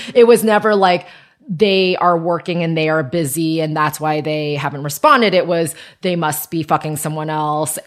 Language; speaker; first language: English; early bilingual, other home language; Chinese